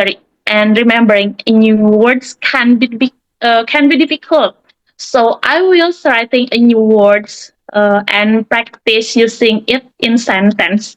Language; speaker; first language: English; non-native, learner; Indonesian